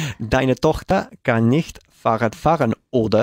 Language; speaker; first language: German; non-native, learner; Spanish